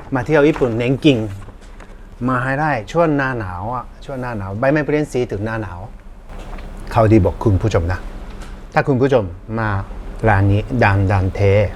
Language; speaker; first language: Thai; native; Thai